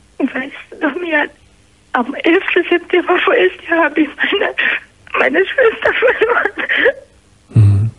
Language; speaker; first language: German; non-native, fluent; Romanian